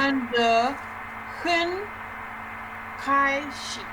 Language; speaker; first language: Chinese; non-native, learner; English